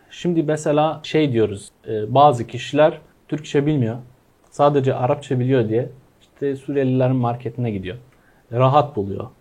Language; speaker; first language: Turkish; non-native, fluent; Arabic